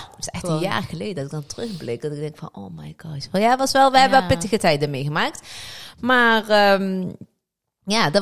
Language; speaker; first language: Dutch; early bilingual, other home language; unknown